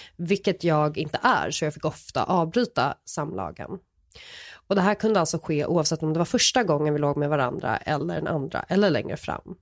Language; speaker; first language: Swedish; native; Swedish